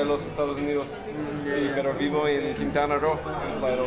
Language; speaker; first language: Spanish; non-native, fluent; English